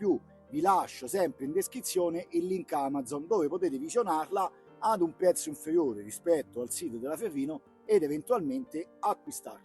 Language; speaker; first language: Italian; native; Italian